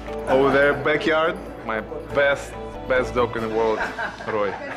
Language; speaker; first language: English; non-native, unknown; Russian